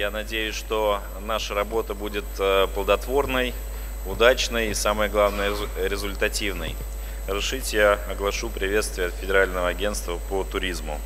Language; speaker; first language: Russian; native; Russian